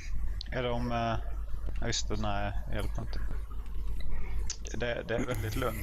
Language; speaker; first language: Swedish; native; Swedish